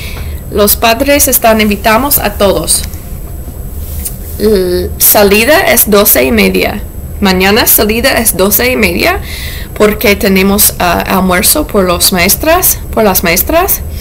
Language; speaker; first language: Spanish; non-native, learner; English